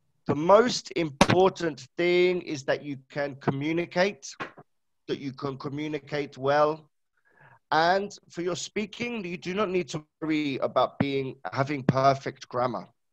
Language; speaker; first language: English; native; English